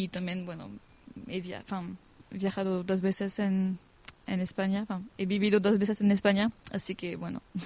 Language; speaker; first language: Spanish; non-native, fluent; French